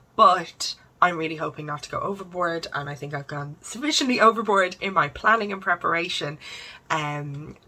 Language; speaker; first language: English; native; English